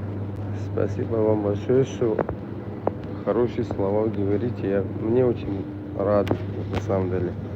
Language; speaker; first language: Russian; non-native, fluent; Tajik